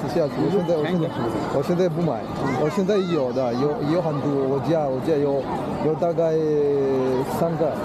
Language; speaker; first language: Chinese; non-native, learner; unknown